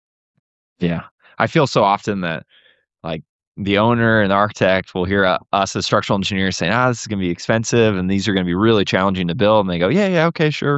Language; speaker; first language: English; native; English